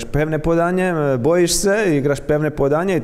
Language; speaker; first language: Polish; non-native, learner; Croatian